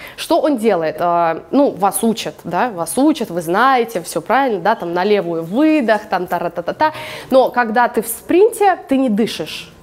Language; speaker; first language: Russian; early bilingual, heritage; English